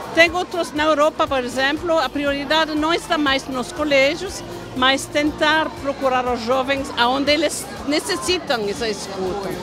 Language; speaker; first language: Portuguese; non-native, fluent; French